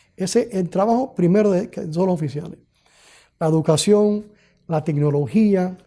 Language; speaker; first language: Spanish; early bilingual, heritage; Spanish